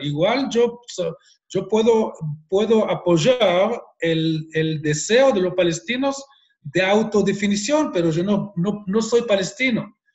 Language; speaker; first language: Spanish; non-native, fluent; Hebrew